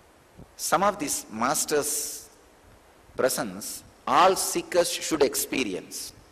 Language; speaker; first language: English; non-native, local second language; Tamil